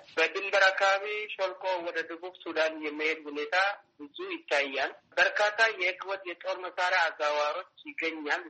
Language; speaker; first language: Amharic; non-native, local second language; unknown